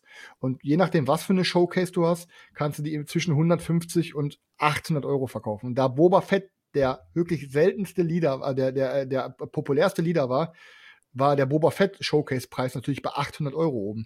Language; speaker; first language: German; native; German